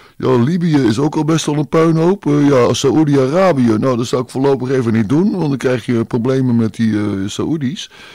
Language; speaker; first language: Dutch; native; Dutch